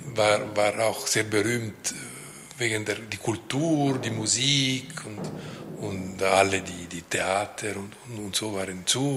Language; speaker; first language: German; non-native, fluent; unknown